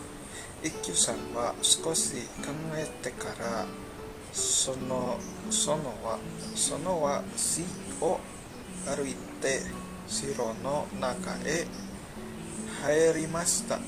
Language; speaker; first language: Japanese; non-native, learner; Indonesian